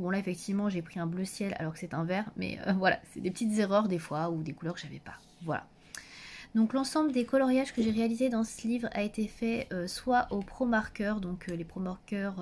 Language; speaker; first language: French; native; French